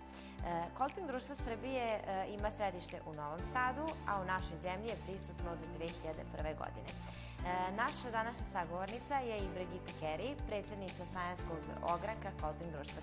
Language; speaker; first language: Serbian; native; Serbian